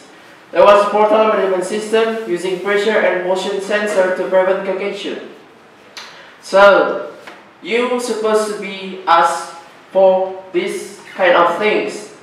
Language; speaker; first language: English; non-native, learner; Indonesian